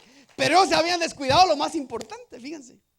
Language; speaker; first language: Spanish; native; Spanish